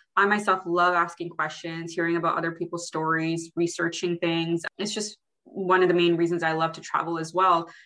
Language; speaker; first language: English; early bilingual, other home language; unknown